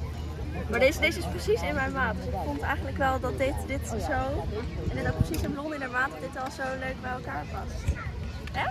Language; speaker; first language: Dutch; native; Dutch